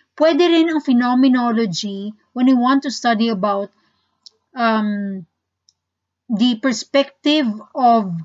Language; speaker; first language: English; non-native, local second language; Filipino